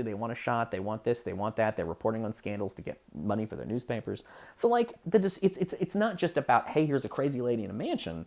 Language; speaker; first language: English; native; English